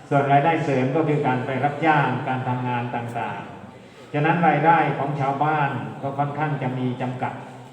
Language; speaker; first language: Thai; native; Thai